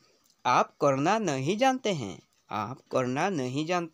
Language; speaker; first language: Hindi; non-native, local second language; Assamese